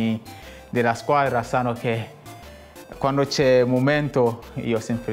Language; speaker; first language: Italian; non-native, fluent; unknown